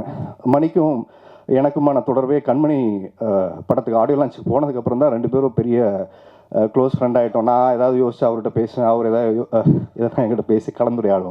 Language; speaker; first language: Tamil; native; Tamil